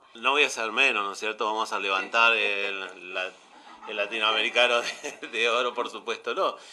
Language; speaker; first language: Spanish; native; Spanish